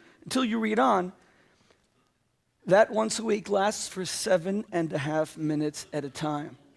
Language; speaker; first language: English; native; English